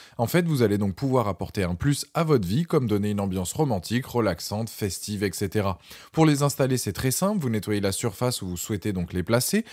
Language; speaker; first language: French; native; French